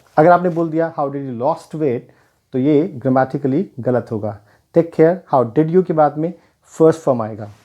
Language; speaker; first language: Hindi; native; Hindi